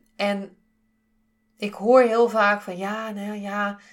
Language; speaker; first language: Dutch; native; Dutch